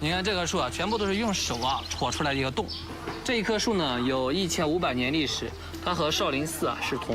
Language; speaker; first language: Chinese; native; Chinese